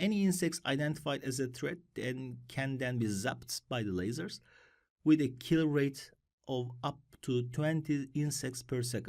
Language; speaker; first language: English; non-native, fluent; Turkish